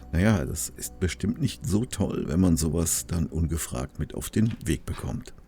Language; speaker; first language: German; native; German